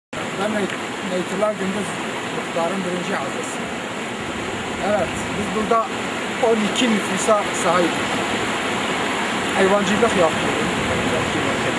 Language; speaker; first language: Turkish; non-native, local second language; Kurdish